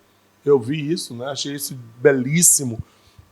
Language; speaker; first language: Portuguese; native; Portuguese